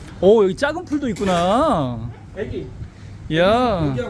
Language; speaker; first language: Korean; native; Korean